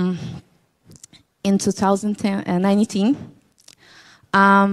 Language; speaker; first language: English; non-native, learner; Portuguese